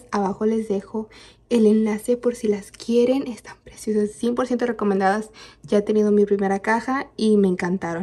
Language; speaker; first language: Spanish; native; Spanish